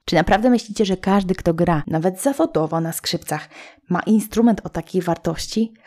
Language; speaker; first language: Polish; native; Polish